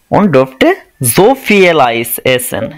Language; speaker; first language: German; non-native, fluent; Bangla